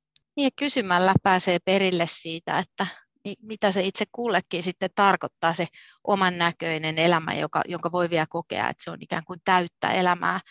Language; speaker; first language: Finnish; native; Finnish